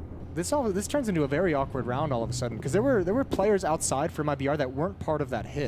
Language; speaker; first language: English; native; English